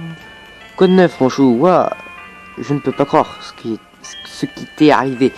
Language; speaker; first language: French; native; French